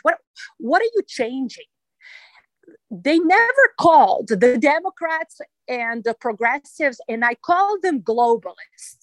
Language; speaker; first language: English; non-native, fluent; Serbian